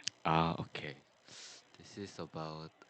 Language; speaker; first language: English; non-native, learner; Korean